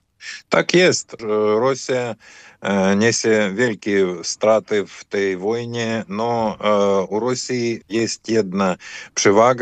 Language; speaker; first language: Polish; non-native, fluent; Ukrainian